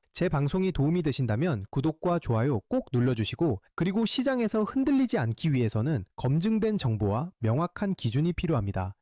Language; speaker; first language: Korean; native; Korean